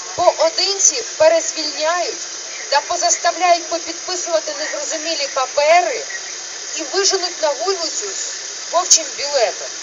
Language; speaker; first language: Ukrainian; native; Ukrainian